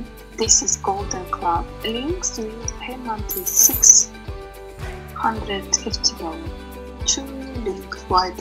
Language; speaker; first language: English; non-native, learner; Russian